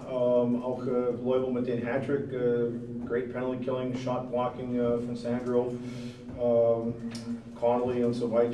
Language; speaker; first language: German; non-native, fluent; English